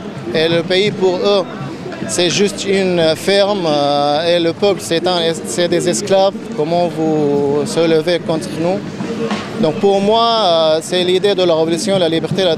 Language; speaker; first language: French; non-native, fluent; Arabic